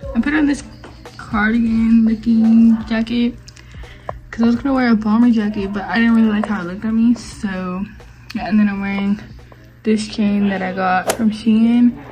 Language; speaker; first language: English; native; English